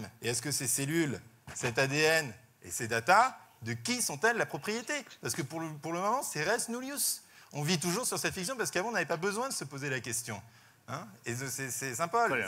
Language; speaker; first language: French; native; French